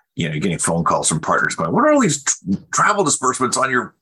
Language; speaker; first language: English; native; English